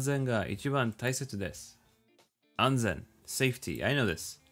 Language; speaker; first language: Japanese; non-native, learner; English